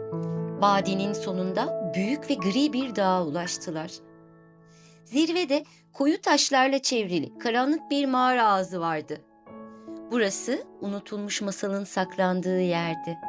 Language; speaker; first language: Turkish; native; Turkish